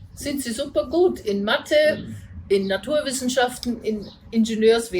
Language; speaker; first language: German; native; German